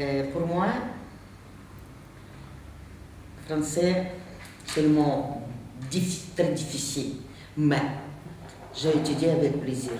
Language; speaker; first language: French; non-native, learner; Russian